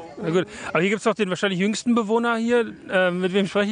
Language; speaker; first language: German; native; German